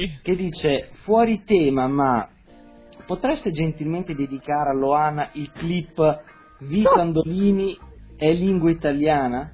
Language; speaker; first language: Italian; native; Italian